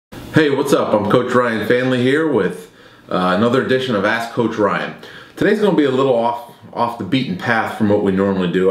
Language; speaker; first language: English; native; English